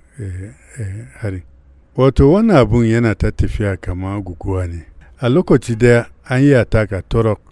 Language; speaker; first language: Hausa; non-native, local second language; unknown